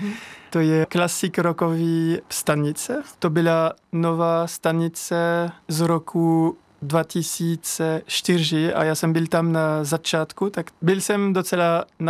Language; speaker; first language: Czech; non-native, learner; French